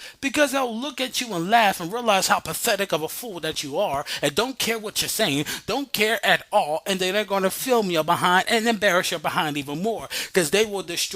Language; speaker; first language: English; native; English